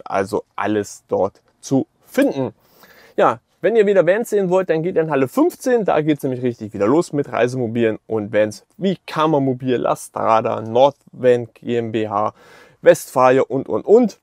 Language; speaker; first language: German; native; German